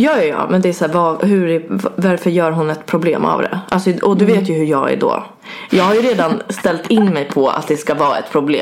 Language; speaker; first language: Swedish; native; Swedish